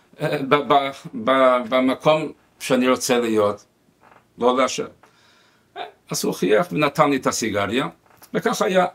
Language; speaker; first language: Hebrew; non-native, fluent; Spanish